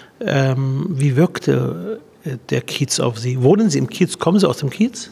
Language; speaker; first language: German; early bilingual, other home language; Arabic